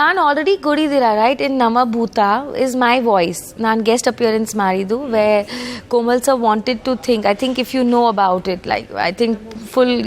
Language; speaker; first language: Kannada; non-native, learner; Punjabi